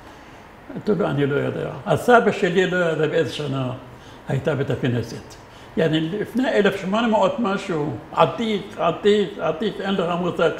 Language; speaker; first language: Hebrew; non-native, fluent; Arabic